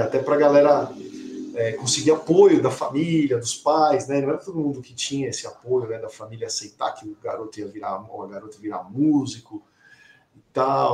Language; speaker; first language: Portuguese; native; Portuguese